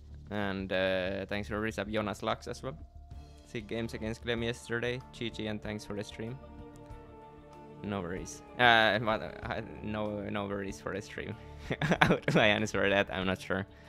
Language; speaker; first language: English; non-native, fluent; Finnish